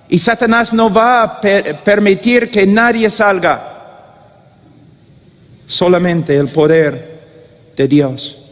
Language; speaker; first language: Spanish; non-native, fluent; English